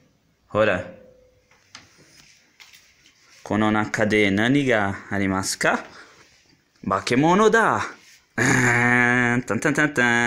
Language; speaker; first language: Japanese; non-native, learner; Portuguese